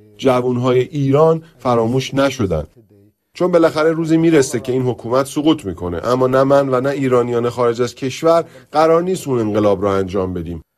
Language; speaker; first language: Persian; early bilingual, heritage; Persian